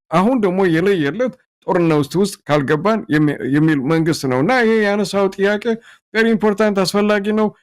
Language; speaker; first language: Amharic; non-native, local second language; Tigrinya